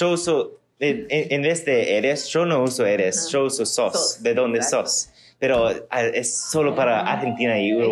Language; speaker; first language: Spanish; early bilingual, heritage; Spanish